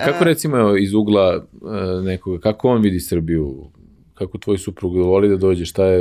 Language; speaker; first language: Serbian; native; Serbian